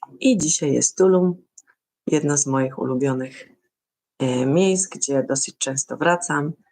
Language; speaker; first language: Polish; native; Polish